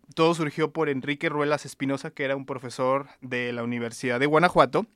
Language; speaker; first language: Spanish; native; Spanish